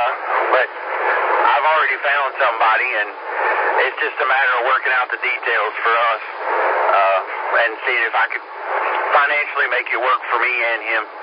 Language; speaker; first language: English; native; English